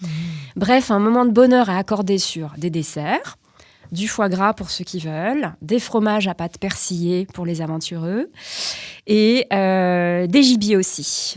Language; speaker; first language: French; native; French